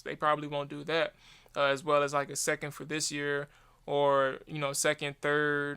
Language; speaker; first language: English; native; English